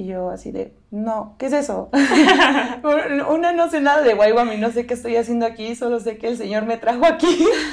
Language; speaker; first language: Spanish; native; Spanish